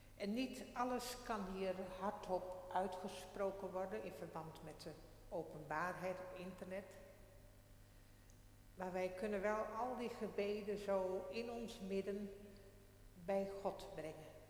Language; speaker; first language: Dutch; non-native, local second language; Western Frisian